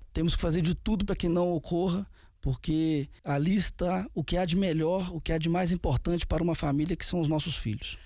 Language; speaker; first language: Portuguese; native; Portuguese